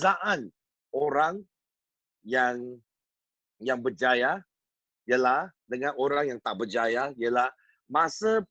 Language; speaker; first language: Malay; non-native, local second language; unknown